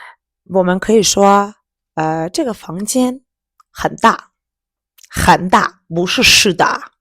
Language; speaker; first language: Chinese; non-native, fluent; Azerbaijani